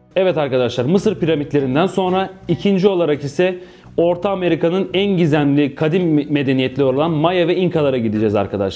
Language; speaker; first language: Turkish; native; Turkish